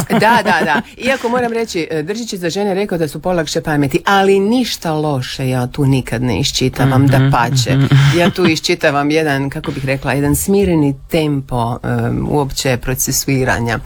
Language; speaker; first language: Serbian; native; Serbian